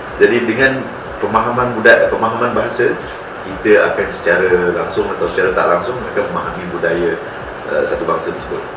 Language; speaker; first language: Malay; non-native, local second language; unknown